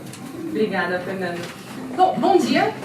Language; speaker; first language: Portuguese; native; Portuguese